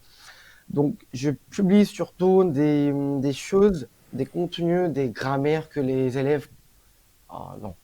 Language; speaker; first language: French; non-native, fluent; Korean